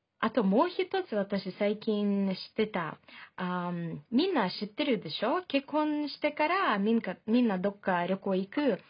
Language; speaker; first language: Japanese; non-native, fluent; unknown